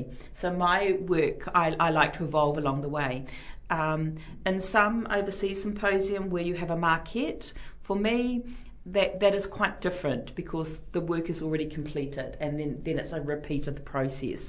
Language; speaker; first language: English; native; English